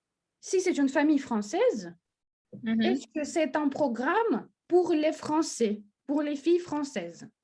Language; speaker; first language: French; non-native, fluent; Russian